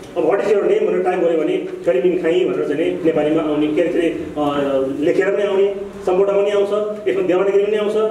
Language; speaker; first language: Nepali; non-native, local second language; Sherpa